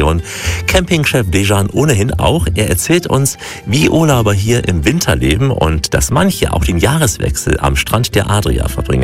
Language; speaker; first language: German; native; German